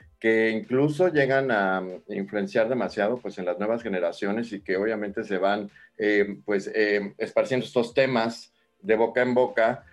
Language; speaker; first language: Spanish; native; Spanish